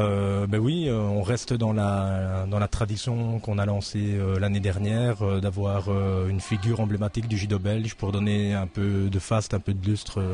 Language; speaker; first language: French; native; French